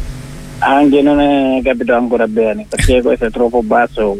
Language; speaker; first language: Italian; non-native, learner; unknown